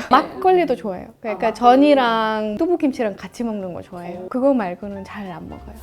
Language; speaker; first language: Korean; non-native, fluent; Estonian